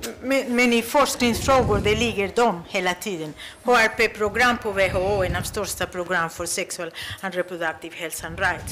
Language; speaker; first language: Swedish; non-native, fluent; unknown